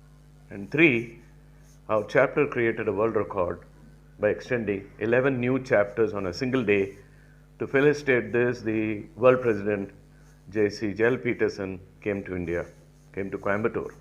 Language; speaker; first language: English; non-native, local second language; Tamil